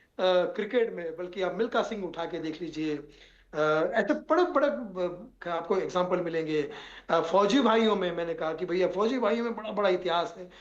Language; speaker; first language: Hindi; native; Hindi